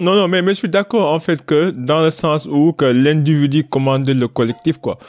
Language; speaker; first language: French; non-native, local second language; Wolof